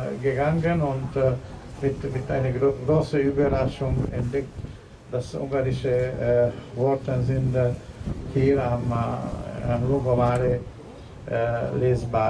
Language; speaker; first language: German; non-native, fluent; Hungarian